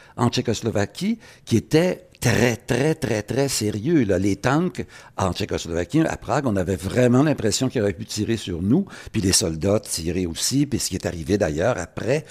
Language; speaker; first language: French; native; French